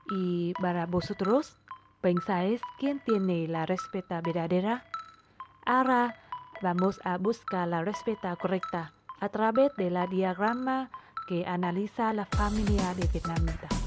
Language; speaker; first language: Spanish; non-native, learner; Vietnamese